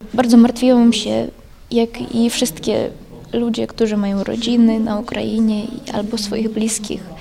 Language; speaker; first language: Polish; non-native, fluent; Ukrainian